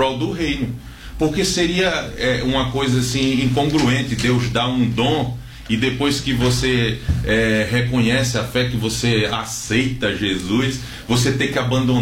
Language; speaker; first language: Portuguese; native; Portuguese